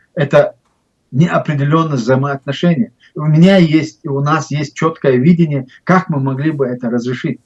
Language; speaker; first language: Russian; non-native, local second language; Chechen